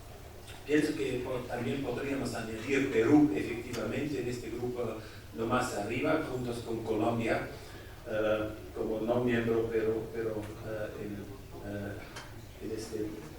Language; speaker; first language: Spanish; non-native, fluent; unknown